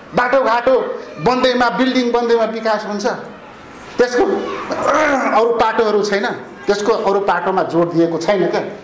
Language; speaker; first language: Nepali; non-native, local second language; Rana Tharu